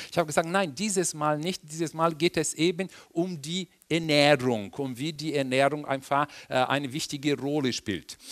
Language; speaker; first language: German; non-native, fluent; Portuguese